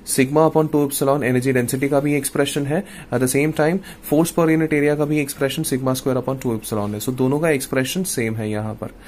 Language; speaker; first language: Hindi; non-native, local second language; Malayalam